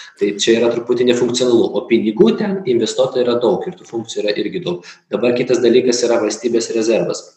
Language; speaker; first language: Lithuanian; non-native, local second language; Polish